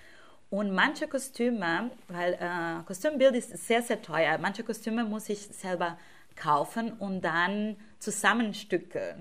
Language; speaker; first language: German; non-native, fluent; Portuguese